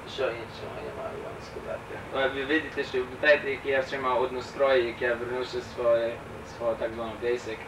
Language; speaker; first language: Ukrainian; early bilingual, heritage; Ukrainian